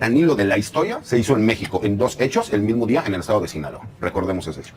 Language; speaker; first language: Spanish; native; Spanish